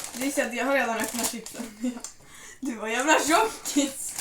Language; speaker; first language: Swedish; native; Swedish